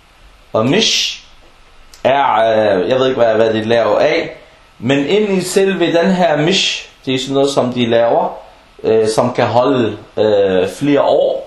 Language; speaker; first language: Danish; non-native, local second language; Arabic